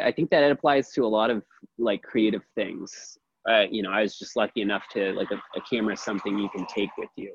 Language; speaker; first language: English; native; English